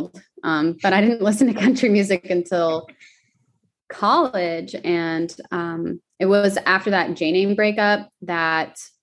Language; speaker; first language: English; native; English